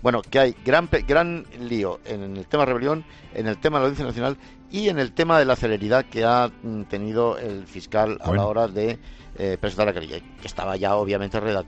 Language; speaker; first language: Spanish; native; Spanish